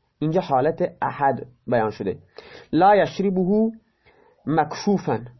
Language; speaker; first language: Persian; non-native, local second language; Baluchi